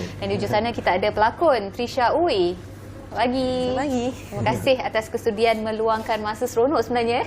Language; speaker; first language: Malay; native; Malay